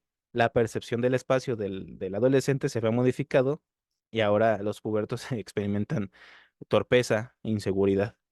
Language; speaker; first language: Spanish; native; Spanish